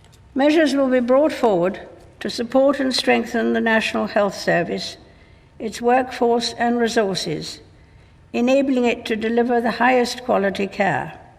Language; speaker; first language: English; native; English